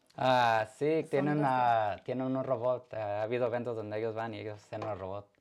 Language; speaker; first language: Spanish; early bilingual, heritage; Spanish